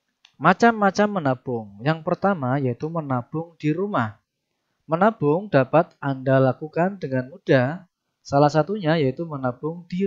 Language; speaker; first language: Indonesian; native; Indonesian